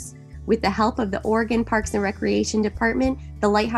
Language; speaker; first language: English; native; English